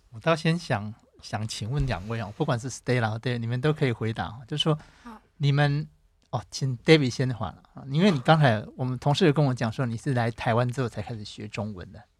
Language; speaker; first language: Chinese; native; Chinese